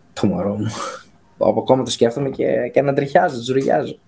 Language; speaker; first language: Greek; native; Greek